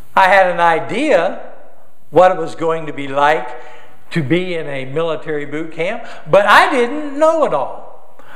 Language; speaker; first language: English; native; English